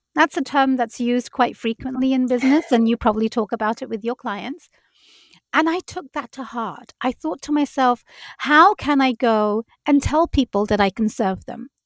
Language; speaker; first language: English; native; English